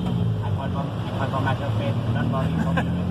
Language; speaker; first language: English; non-native, learner; Thai